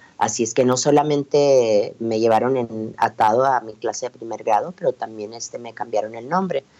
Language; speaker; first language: Spanish; early bilingual, heritage; Spanish